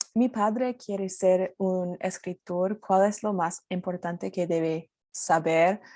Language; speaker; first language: Spanish; early bilingual, heritage; Spanish